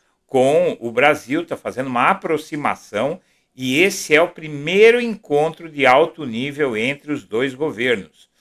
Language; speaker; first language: Portuguese; native; Portuguese